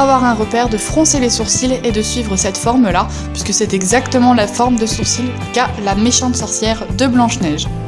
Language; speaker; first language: French; native; French